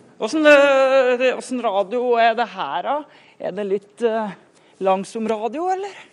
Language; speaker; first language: Norwegian; native; Norwegian